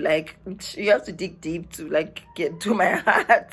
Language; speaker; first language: English; non-native, local second language; Zulu